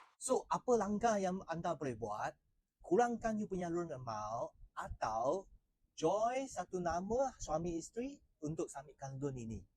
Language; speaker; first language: Malay; non-native, local second language; Chinese